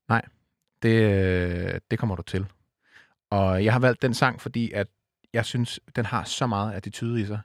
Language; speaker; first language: Danish; native; Danish